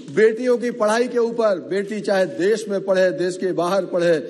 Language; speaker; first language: Hindi; native; Hindi